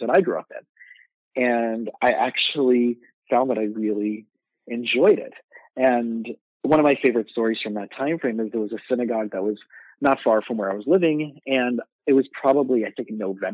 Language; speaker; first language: English; native; English